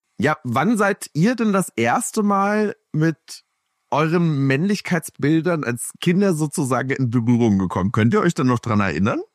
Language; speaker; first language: German; native; German